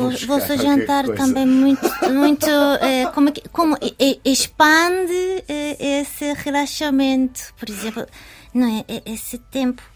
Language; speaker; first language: Portuguese; non-native, learner; Japanese